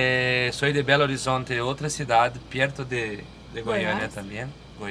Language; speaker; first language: Spanish; non-native, learner; Portuguese